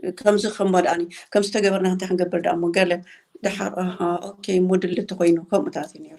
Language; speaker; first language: Tigrinya; native; Tigrinya